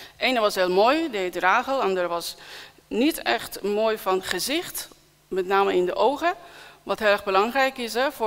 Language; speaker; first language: Dutch; non-native, fluent; Persian